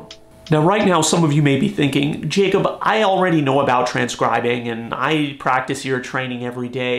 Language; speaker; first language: English; native; English